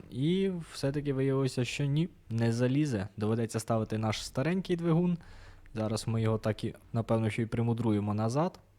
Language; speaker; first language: Ukrainian; non-native, local second language; Russian